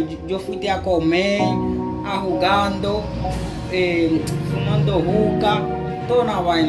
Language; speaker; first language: Spanish; non-native, learner; Haitian Creole